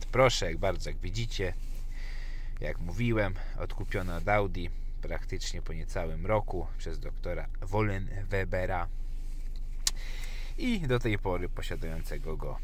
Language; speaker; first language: Polish; native; Polish